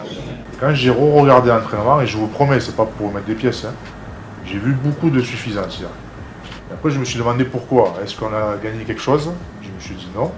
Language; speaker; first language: French; native; French